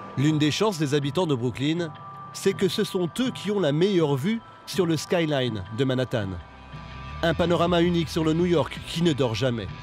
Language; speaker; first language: French; native; French